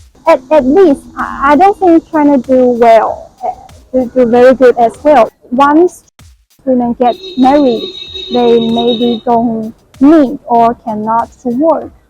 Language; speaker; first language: English; non-native, learner; Chinese